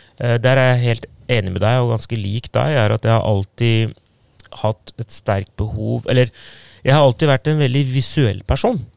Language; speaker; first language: Norwegian; non-native, fluent; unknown